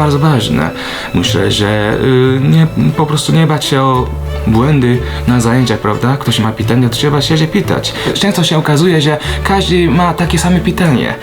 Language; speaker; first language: Polish; non-native, fluent; Japanese